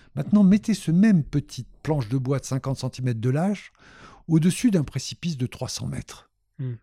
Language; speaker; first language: French; native; French